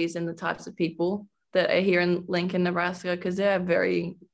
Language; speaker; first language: English; native; English